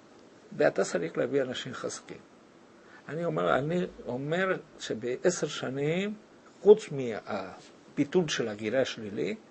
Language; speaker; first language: Hebrew; early bilingual, other home language; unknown